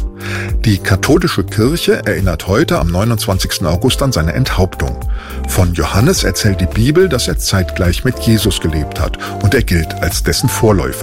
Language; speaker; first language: German; native; German